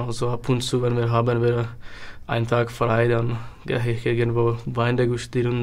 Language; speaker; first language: German; non-native, learner; Czech